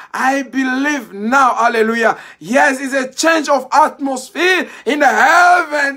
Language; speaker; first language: English; non-native, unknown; Lingala